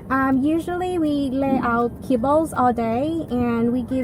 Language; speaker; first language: English; non-native, fluent; Thai